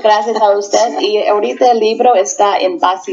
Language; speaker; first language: Spanish; non-native, fluent; English